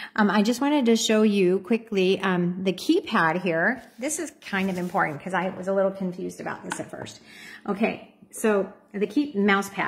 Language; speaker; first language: English; native; English